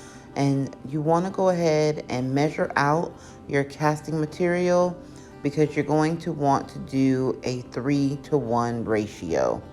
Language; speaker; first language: English; native; English